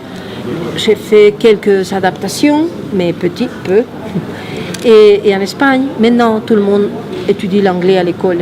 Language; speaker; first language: French; non-native, fluent; Spanish